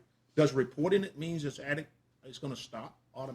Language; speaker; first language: English; native; English